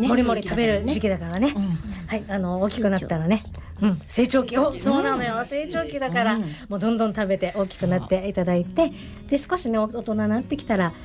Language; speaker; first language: Japanese; native; Japanese